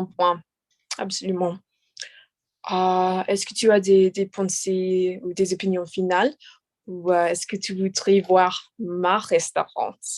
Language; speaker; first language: French; non-native, learner; English